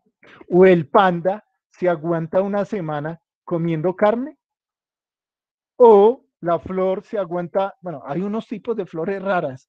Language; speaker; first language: Spanish; native; Spanish